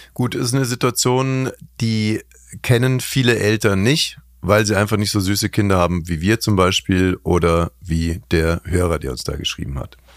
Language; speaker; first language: German; native; German